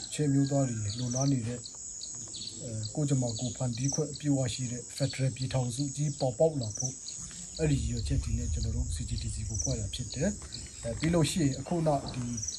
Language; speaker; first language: Burmese; non-native, local second language; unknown